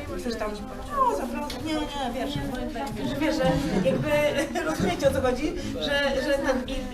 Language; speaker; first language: Polish; native; Polish